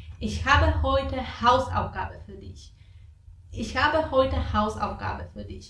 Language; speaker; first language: German; non-native, fluent; Polish